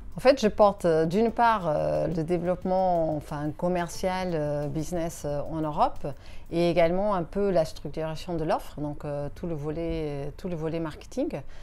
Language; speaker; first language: French; non-native, fluent; Portuguese